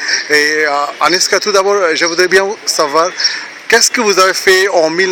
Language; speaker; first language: French; non-native, fluent; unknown